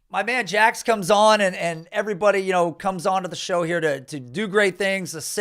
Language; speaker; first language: English; native; English